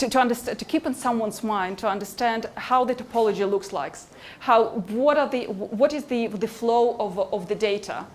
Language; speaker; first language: English; non-native, fluent; Hebrew